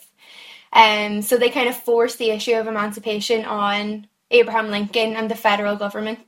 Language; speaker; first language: English; native; English